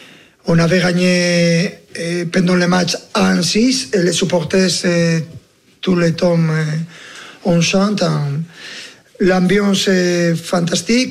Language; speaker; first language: French; non-native, fluent; Spanish